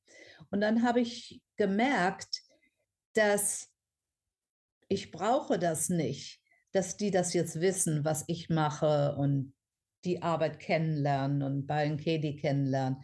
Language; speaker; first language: German; non-native, fluent; English